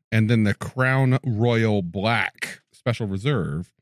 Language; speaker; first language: English; native; English